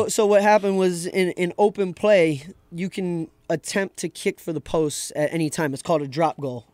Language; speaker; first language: English; native; English